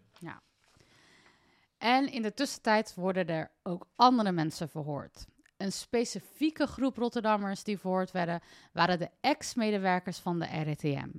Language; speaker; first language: Dutch; native; Dutch